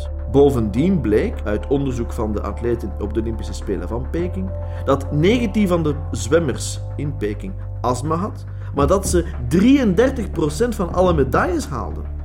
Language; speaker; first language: Dutch; native; Dutch